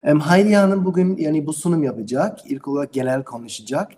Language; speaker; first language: Turkish; non-native, learner; German